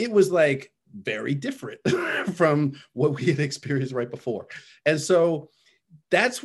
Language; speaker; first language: English; native; English